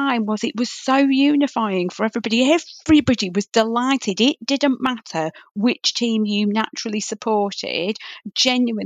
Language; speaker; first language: English; native; English